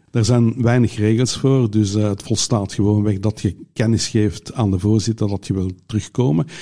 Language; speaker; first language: Dutch; native; Dutch